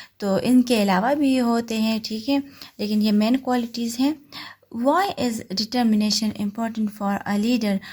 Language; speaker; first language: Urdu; non-native, local second language; Pashto